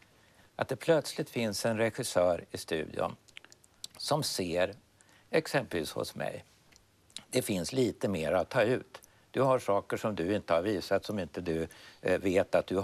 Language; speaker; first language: Swedish; native; Swedish